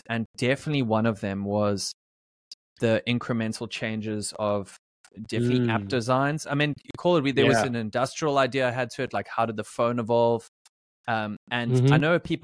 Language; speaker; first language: English; native; English